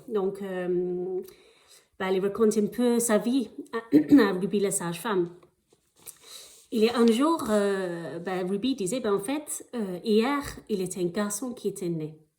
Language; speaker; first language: French; non-native, fluent; English